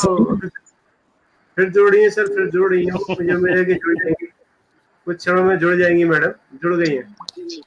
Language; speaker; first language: Hindi; native; Hindi